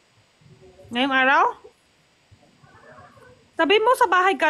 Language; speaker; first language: Filipino; non-native, learner; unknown